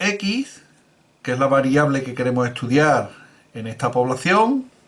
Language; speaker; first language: Spanish; native; Spanish